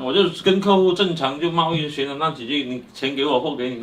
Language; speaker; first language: Chinese; native; Chinese